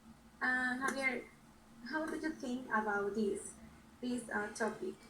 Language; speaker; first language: English; non-native, learner; Spanish